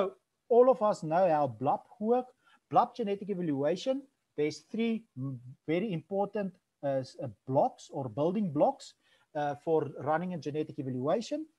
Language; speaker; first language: English; non-native, local second language; Afrikaans